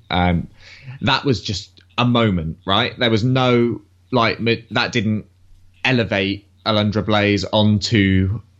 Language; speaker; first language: English; native; English